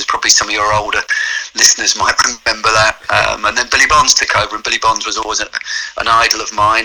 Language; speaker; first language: English; native; English